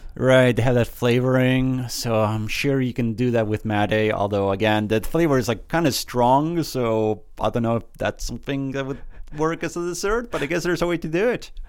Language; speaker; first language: English; early bilingual, other home language; Spanish